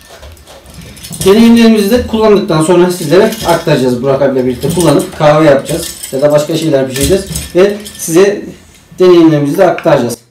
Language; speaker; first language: Turkish; native; Turkish